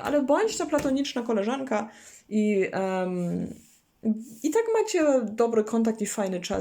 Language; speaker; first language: Polish; non-native, learner; German